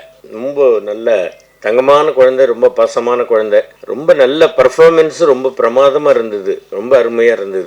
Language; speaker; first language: Tamil; native; Tamil